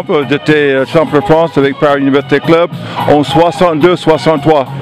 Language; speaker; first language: French; non-native, fluent; English